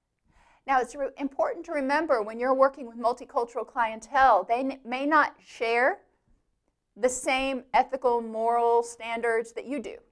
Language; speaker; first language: English; native; English